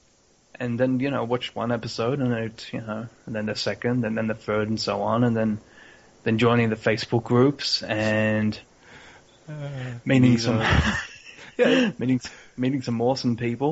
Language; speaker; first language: English; native; English